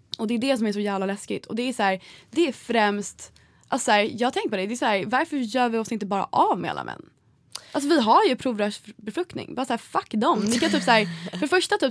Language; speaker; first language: Swedish; native; Swedish